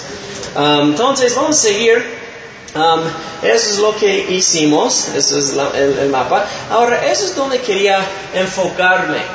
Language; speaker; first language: Spanish; non-native, fluent; English